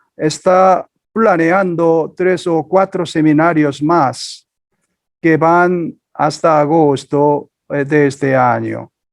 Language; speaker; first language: Spanish; non-native, fluent; Korean